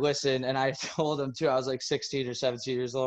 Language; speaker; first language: English; native; English